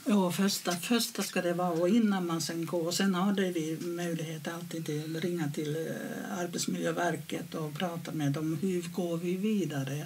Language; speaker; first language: Swedish; non-native, fluent; Finnish